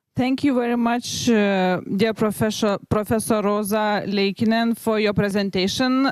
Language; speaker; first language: English; non-native, learner; Lithuanian